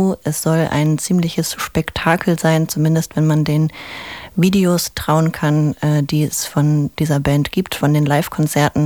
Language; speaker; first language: German; native; German